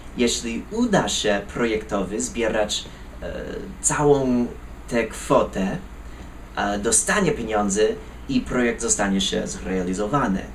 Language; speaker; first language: Polish; non-native, fluent; English